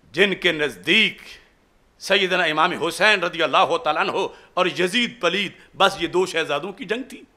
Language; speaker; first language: Urdu; non-native, local second language; Punjabi